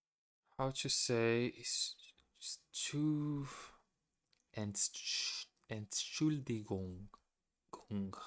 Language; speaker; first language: German; non-native, learner; Portuguese